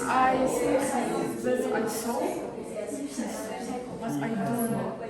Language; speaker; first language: English; non-native, learner; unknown